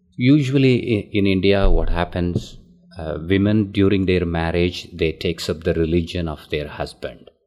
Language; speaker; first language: English; non-native, local second language; Tamil